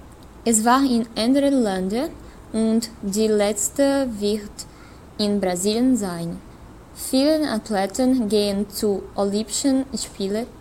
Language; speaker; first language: German; non-native, learner; Portuguese